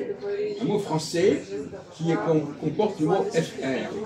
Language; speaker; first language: French; native; French